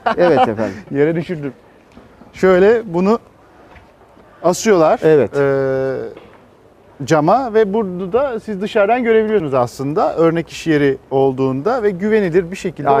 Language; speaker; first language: Turkish; native; Turkish